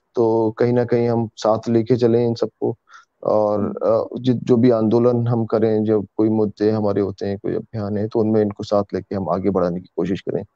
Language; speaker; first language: Hindi; native; Hindi